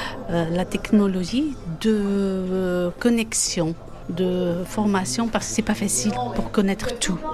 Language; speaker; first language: French; non-native, fluent; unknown